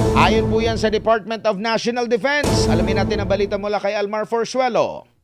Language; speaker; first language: Filipino; native; Filipino